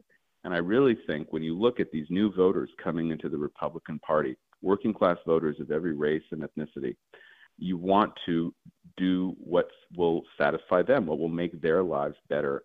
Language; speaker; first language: English; native; English